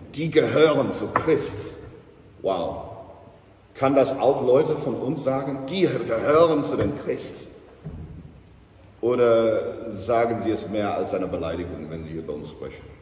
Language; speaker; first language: German; non-native, fluent; English